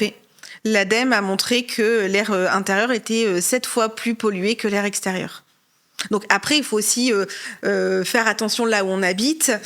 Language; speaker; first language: French; native; French